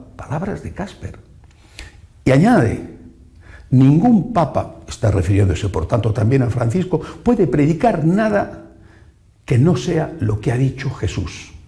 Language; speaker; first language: Spanish; native; Spanish